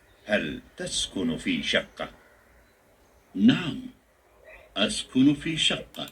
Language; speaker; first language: Arabic; non-native, learner; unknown